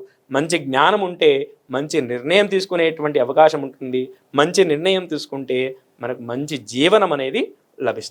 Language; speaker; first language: Telugu; native; Telugu